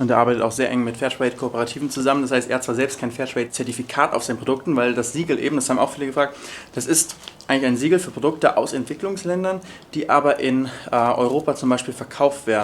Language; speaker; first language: German; native; German